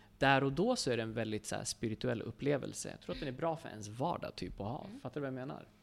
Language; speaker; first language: Swedish; early bilingual, other home language; Kurdish